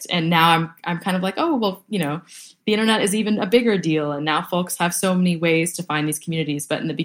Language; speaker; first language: English; early bilingual, other home language; Vietnamese